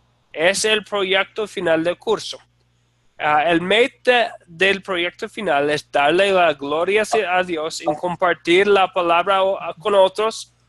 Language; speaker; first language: Spanish; non-native, fluent; English